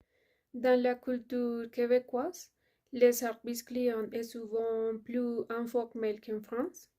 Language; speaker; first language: French; non-native, learner; Spanish